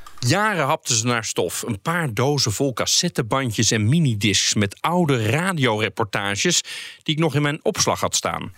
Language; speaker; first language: Dutch; native; Dutch